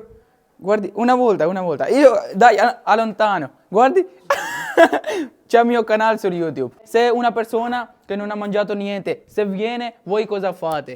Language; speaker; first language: Italian; non-native, learner; Urdu